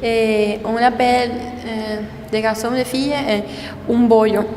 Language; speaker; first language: French; non-native, learner; Spanish